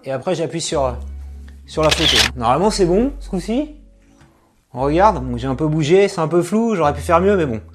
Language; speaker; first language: French; native; French